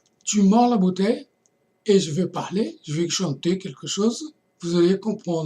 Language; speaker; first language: French; non-native, fluent; Portuguese